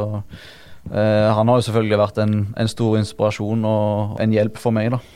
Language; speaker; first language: Norwegian; native; Norwegian